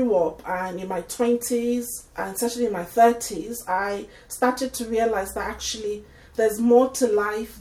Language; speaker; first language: English; non-native, local second language; Yoruba